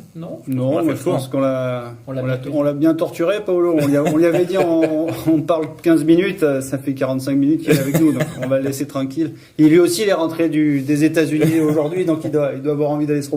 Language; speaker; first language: French; native; French